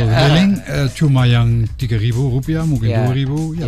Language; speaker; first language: Indonesian; non-native, fluent; Dutch